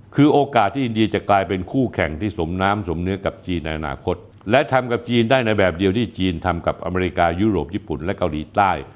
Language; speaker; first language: Thai; native; Thai